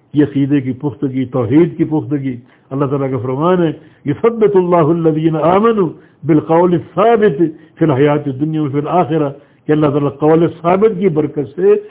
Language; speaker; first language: Urdu; native; Urdu